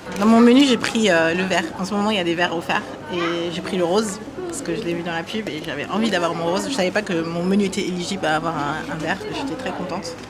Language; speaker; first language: French; early bilingual, other home language; German